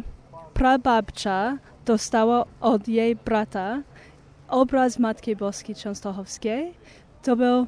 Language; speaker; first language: Polish; non-native, fluent; English